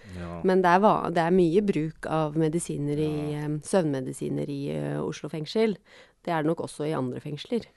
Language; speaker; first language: Norwegian; native; Norwegian